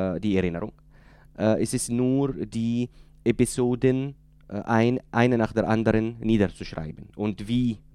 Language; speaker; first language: German; non-native, fluent; Arabic